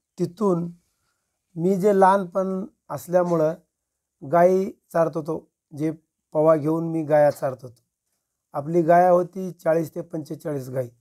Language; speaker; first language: Marathi; non-native, local second language; Lambadi